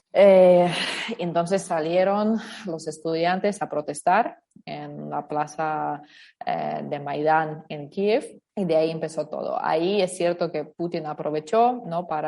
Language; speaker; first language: Spanish; non-native, fluent; Russian